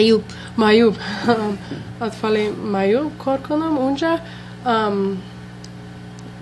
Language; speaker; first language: Persian; non-native, local second language; English